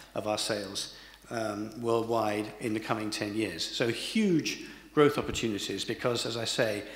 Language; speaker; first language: English; native; English